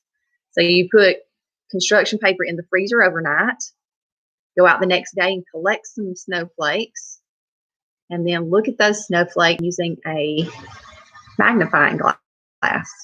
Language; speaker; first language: English; native; English